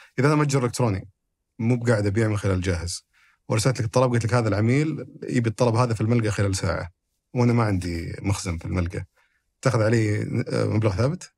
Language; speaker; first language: Arabic; native; Arabic